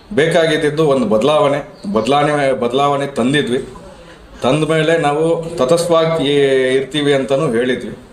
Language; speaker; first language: Kannada; native; Kannada